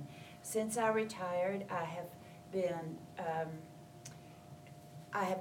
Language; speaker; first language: English; native; English